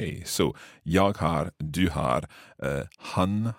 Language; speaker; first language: Swedish; non-native, learner; English